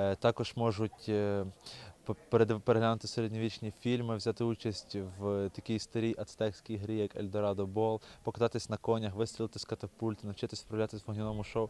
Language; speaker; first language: Ukrainian; native; Ukrainian